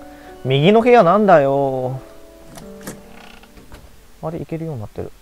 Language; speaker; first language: Japanese; native; Japanese